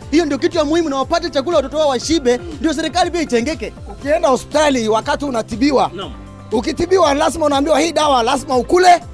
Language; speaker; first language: Swahili; non-native, local second language; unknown